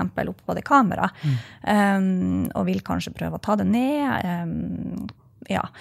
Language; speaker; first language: Norwegian; native; Norwegian